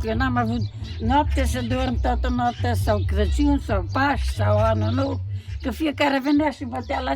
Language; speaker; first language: Romanian; non-native, local second language; German